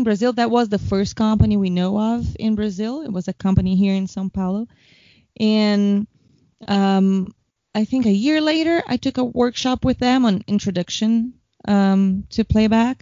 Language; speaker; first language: English; non-native, fluent; Portuguese